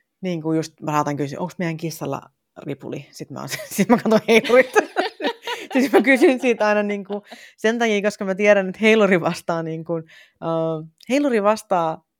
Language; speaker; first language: Finnish; native; Finnish